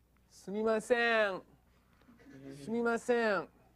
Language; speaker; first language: Japanese; non-native, fluent; English